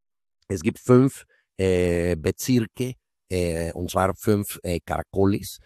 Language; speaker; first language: German; non-native, fluent; Spanish